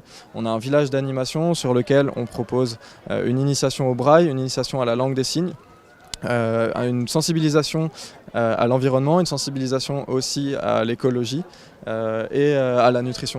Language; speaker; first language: French; native; French